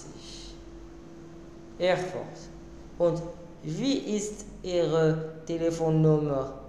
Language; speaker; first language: German; non-native, learner; Arabic